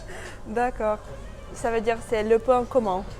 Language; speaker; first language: French; non-native, fluent; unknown